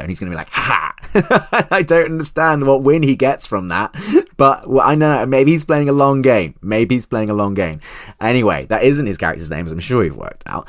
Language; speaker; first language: English; native; English